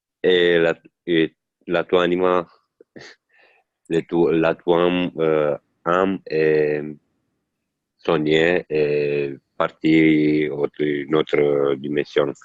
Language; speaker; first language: French; non-native, learner; Italian